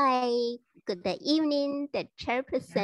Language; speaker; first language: English; non-native, learner; Chinese